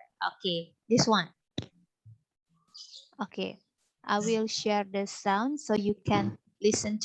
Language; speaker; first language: English; non-native, fluent; Indonesian